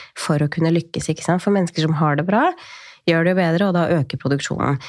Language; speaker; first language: Norwegian; native; Norwegian